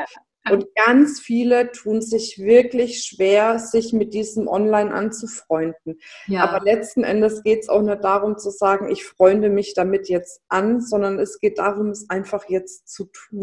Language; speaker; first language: German; native; German